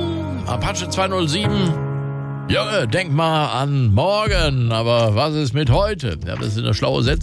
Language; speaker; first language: German; native; German